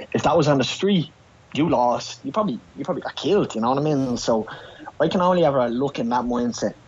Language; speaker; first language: English; native; English